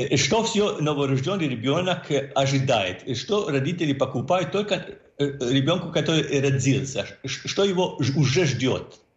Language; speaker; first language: Russian; non-native, fluent; Croatian